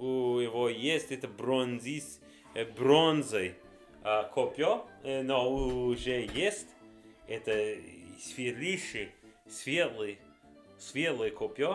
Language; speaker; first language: Russian; non-native, learner; English